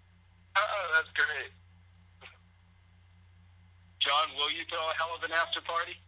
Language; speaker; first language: English; native; English